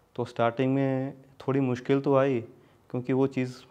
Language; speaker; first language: Hindi; native; Hindi